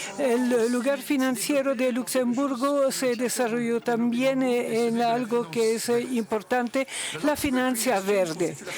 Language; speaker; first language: Spanish; non-native, fluent; Luxembourgish